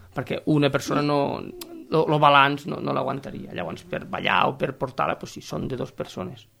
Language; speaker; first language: Catalan; native; Catalan